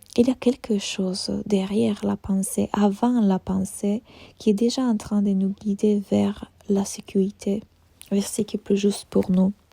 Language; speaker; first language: French; non-native, fluent; Italian